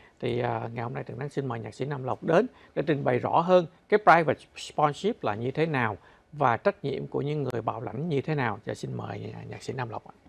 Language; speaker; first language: Vietnamese; native; Vietnamese